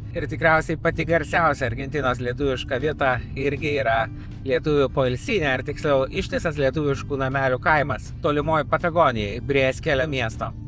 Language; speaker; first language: Lithuanian; native; Lithuanian